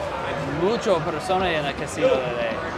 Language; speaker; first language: Spanish; non-native, learner; English